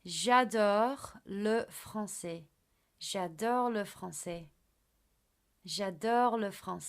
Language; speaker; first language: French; non-native, fluent; English